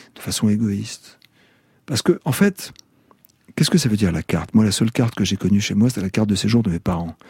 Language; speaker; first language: French; native; French